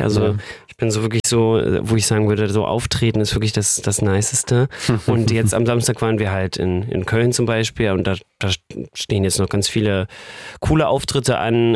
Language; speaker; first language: German; native; German